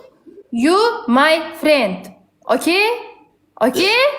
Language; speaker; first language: English; non-native, learner; Uzbek